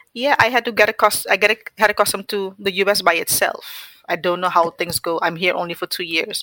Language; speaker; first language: English; non-native, fluent; Dutch